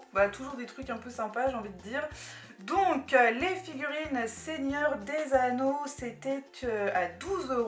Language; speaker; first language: French; native; French